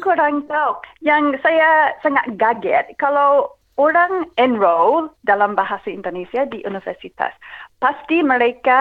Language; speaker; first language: Indonesian; non-native, fluent; English